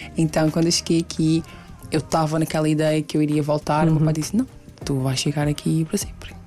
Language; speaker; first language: Portuguese; early bilingual, other home language; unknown